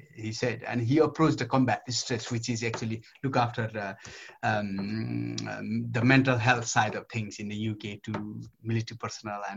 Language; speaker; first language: English; non-native, local second language; Nepali